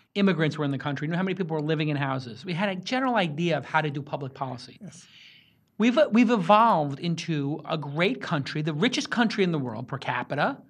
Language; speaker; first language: English; native; English